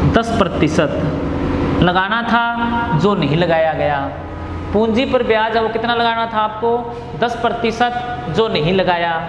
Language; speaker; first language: Hindi; native; Hindi